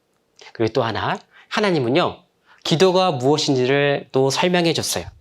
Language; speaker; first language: Korean; native; Korean